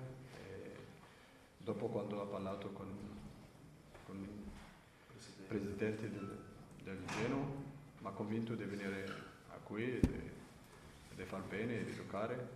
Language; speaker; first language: Italian; non-native, learner; French